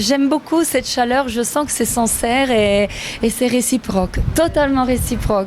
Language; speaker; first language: French; non-native, fluent; Italian